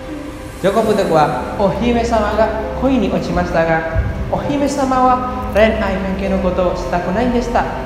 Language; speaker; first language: Japanese; non-native, learner; Indonesian